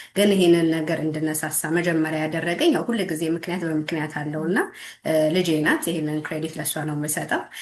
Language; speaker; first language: Amharic; native; Amharic